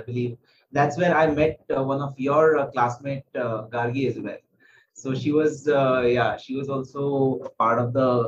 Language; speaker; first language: English; non-native, local second language; Marathi